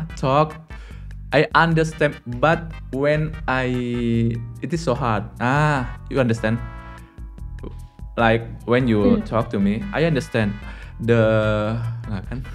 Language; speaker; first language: English; non-native, learner; Indonesian